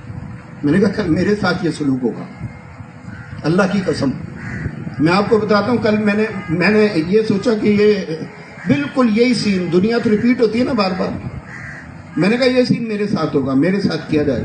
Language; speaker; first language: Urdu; non-native, local second language; Punjabi